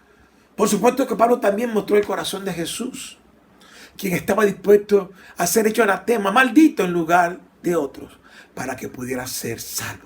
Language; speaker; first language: Spanish; native; Spanish